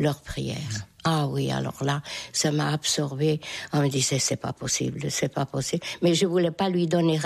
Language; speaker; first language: French; non-native, fluent; Hungarian